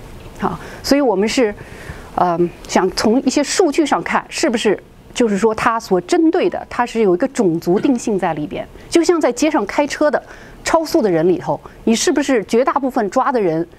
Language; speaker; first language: Chinese; native; Chinese